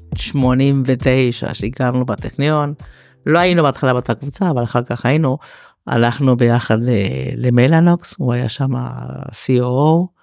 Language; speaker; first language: Hebrew; non-native, fluent; Spanish